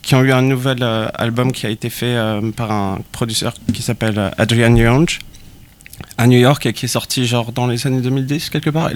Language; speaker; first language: French; native; French